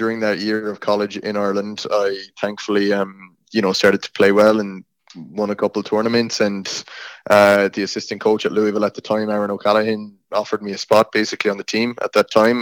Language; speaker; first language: English; native; English